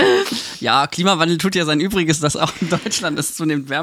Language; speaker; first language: German; native; German